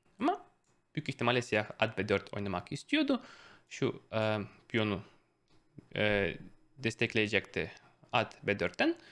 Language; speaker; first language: Turkish; non-native, fluent; Russian